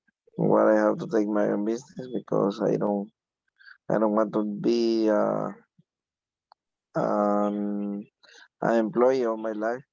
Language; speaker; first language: English; non-native, learner; Spanish